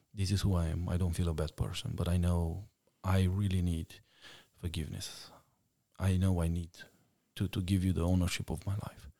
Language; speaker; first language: English; non-native, fluent; Romanian